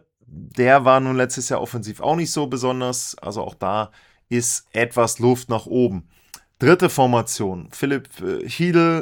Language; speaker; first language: German; native; German